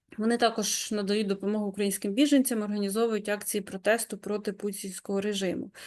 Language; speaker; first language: Ukrainian; native; Ukrainian